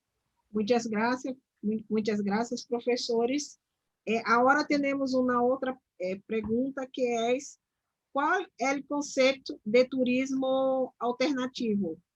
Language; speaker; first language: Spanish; non-native, learner; Portuguese